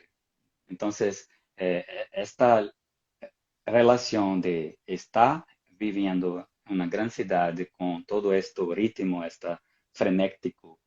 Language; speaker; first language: Spanish; non-native, fluent; Portuguese